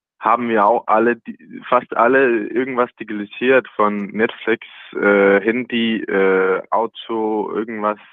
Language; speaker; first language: German; non-native, learner; Danish